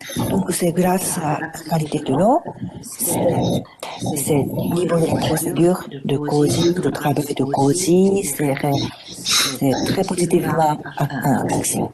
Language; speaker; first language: French; non-native, fluent; Japanese